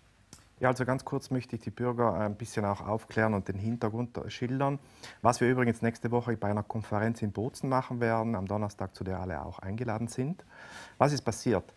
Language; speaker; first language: German; native; German